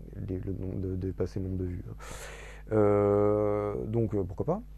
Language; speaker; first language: French; native; French